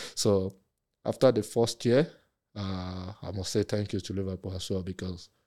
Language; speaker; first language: English; non-native, local second language; Yoruba